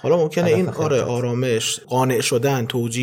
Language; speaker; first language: Persian; native; Persian